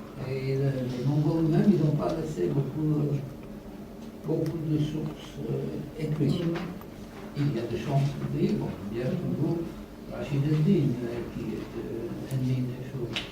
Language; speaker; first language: French; non-native, fluent; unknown